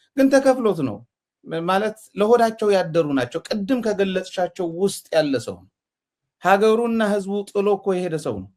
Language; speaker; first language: Amharic; non-native, local second language; Tigrinya